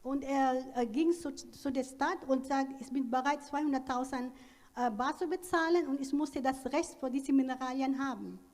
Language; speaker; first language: German; non-native, learner; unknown